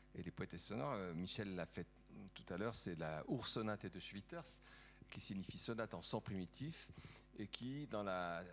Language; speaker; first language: French; native; French